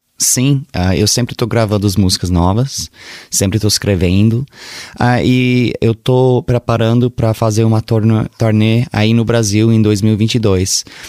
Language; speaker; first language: Portuguese; early bilingual, heritage; Portuguese